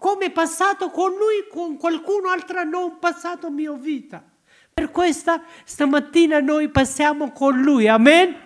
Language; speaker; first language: Italian; non-native, learner; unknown